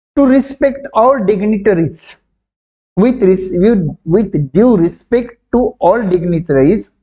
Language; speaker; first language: Hindi; non-native, local second language; Marathi